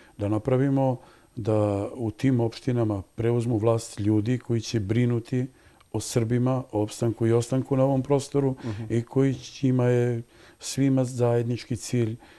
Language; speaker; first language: Serbian; native; Serbian